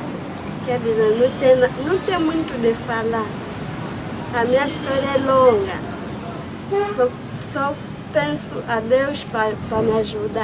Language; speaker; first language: Portuguese; non-native, learner; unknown